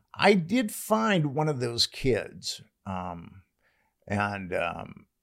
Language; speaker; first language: English; native; English